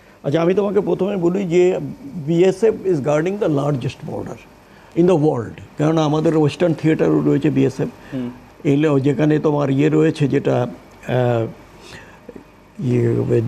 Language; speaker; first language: Bangla; native; Bangla